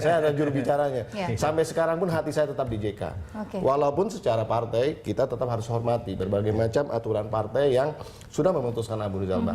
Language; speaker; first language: Indonesian; native; Indonesian